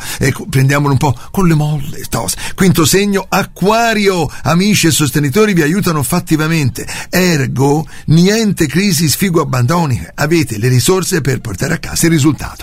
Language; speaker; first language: Italian; native; Italian